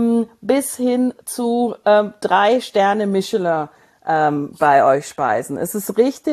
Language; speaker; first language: German; native; German